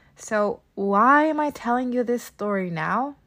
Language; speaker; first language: English; native; English